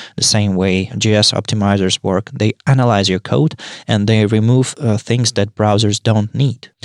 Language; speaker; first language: English; non-native, fluent; Russian